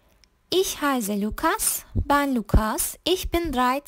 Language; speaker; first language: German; non-native, fluent; Turkish